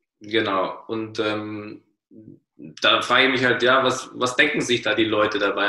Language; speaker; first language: German; native; German